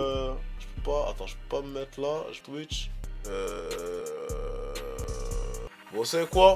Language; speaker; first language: French; native; French